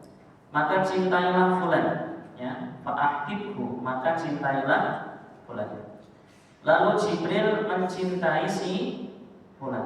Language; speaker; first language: Indonesian; native; Indonesian